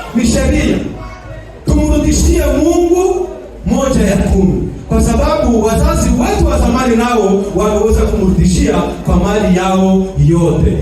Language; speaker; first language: Swahili; non-native, local second language; Kinyarwanda